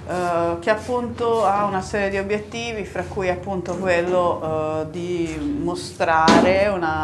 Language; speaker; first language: Italian; native; Italian